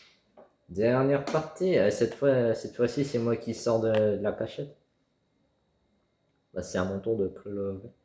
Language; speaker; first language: French; native; French